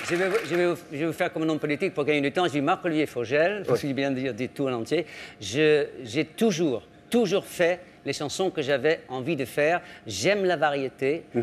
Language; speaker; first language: French; non-native, fluent; Dutch